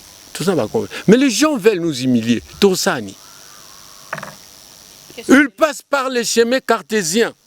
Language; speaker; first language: French; non-native, local second language; Kongo